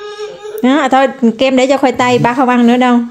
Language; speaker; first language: Vietnamese; native; Vietnamese